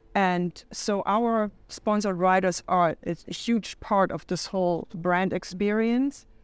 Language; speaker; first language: English; non-native, fluent; German